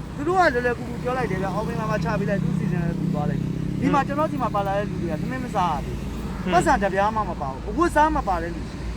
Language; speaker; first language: Burmese; non-native, local second language; Tedim Chin